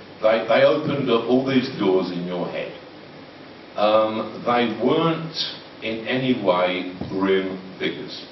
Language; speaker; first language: English; native; English